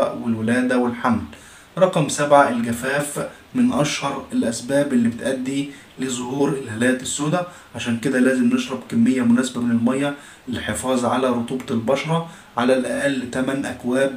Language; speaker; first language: Arabic; native; Arabic